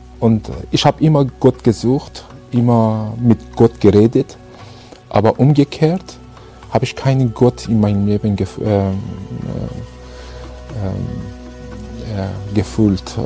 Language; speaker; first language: German; non-native, fluent; Persian